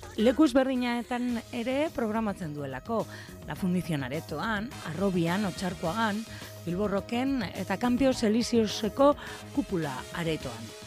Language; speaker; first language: Basque; native; Basque